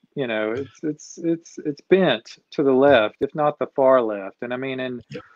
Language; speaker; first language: English; native; English